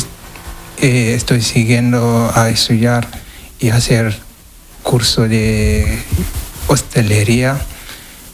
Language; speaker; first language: Spanish; non-native, learner; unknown